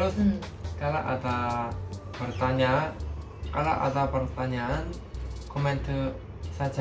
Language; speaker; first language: Indonesian; non-native, learner; Korean